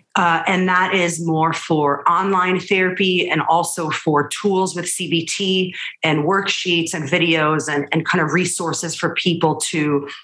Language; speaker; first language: English; early bilingual, other home language; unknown